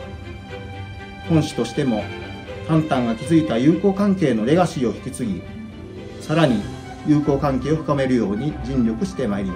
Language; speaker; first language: Japanese; native; Japanese